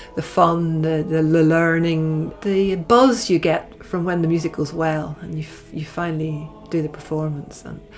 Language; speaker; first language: English; native; English